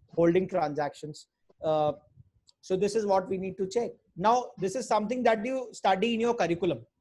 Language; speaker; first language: English; non-native, local second language; Hindi